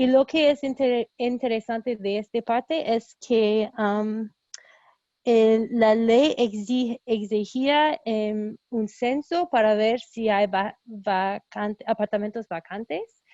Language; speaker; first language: Spanish; early bilingual, heritage; Spanish